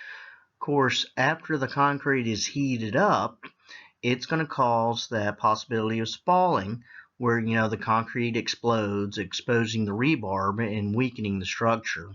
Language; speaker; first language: English; native; English